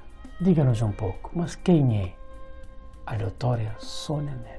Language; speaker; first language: Portuguese; non-native, local second language; Tetum